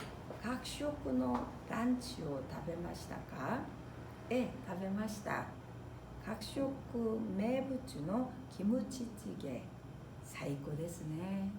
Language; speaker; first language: Japanese; non-native, fluent; Korean